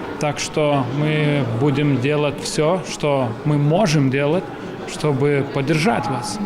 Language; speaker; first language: Russian; non-native, fluent; Lithuanian